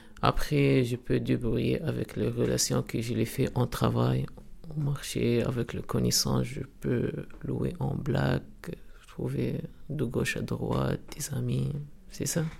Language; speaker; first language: French; non-native, local second language; Arabic